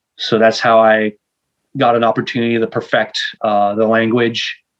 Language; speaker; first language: English; non-native, fluent; French